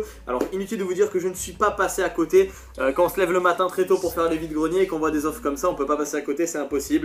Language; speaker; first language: French; native; French